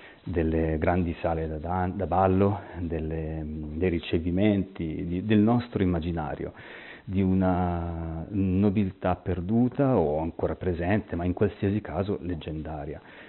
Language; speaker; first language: Italian; native; Italian